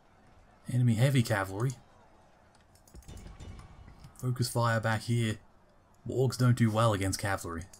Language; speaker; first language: English; native; English